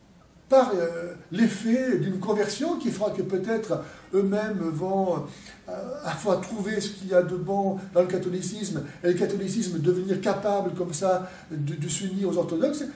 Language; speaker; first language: French; native; French